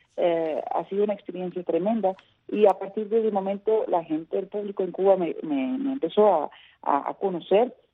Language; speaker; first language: Spanish; non-native, fluent; Dutch